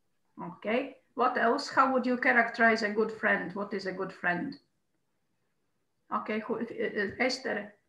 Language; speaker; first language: English; non-native, fluent; Croatian